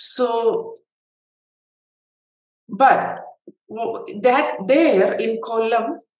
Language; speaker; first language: English; non-native, local second language; Malayalam